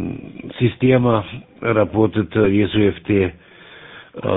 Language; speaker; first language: Russian; non-native, learner; German